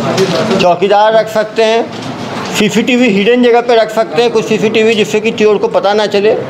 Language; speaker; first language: Hindi; native; Hindi